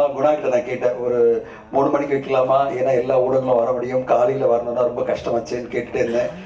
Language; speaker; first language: Tamil; native; Tamil